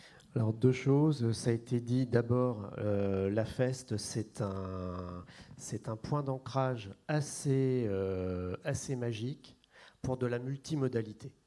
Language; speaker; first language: French; native; French